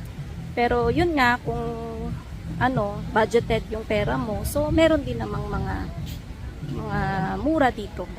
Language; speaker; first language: Filipino; non-native, local second language; Hiligaynon